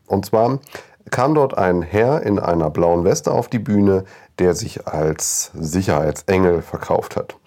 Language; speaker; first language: German; native; German